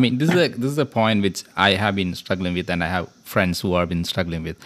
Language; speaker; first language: English; non-native, local second language; Malayalam